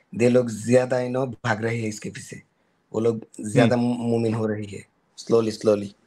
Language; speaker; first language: Hindi; non-native, learner; Bangla